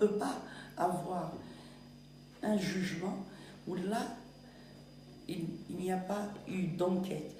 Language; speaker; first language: French; non-native, local second language; Kabyle